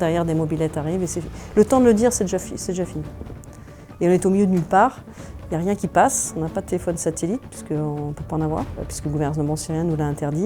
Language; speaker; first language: French; native; French